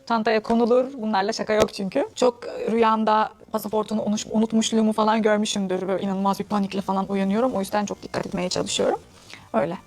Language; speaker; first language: Turkish; non-native, fluent; Arabic